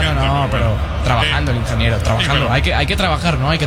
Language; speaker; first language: Spanish; native; Spanish